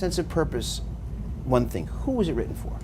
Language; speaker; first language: English; native; English